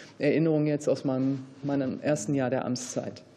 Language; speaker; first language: German; native; German